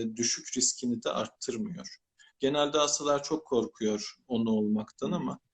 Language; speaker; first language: Turkish; native; Turkish